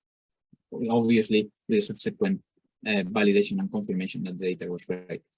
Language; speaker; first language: English; non-native, fluent; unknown